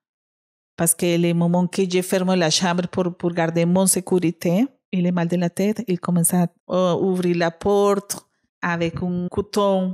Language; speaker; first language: French; non-native, learner; Spanish